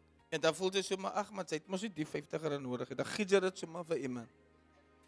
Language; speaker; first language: Afrikaans; early bilingual, heritage; Afrikaans